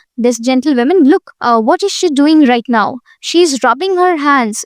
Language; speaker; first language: English; non-native, local second language; Hindi